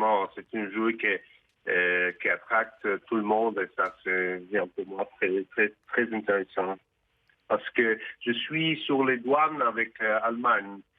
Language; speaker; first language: French; non-native, fluent; Russian